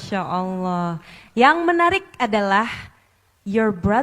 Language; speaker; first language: Indonesian; native; Indonesian